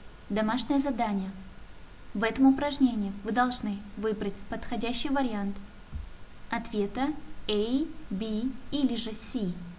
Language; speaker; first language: Russian; non-native, local second language; Kazakh